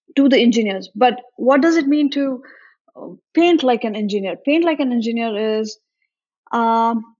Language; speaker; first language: English; non-native, local second language; Marathi